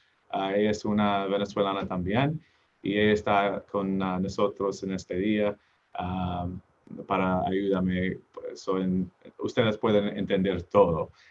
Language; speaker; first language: Spanish; non-native, learner; English